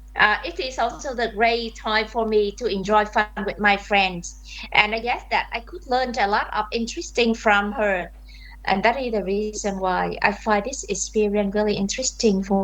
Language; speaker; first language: English; non-native, fluent; Vietnamese